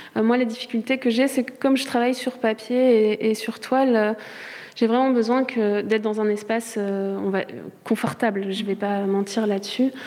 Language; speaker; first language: French; native; French